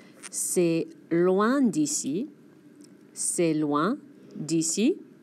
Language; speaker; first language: French; non-native, fluent; English